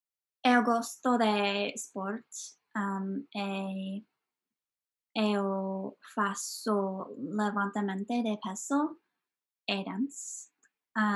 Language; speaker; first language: Portuguese; non-native, learner; English